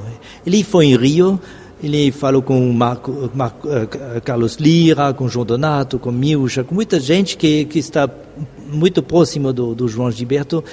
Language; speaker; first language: Portuguese; non-native, fluent; French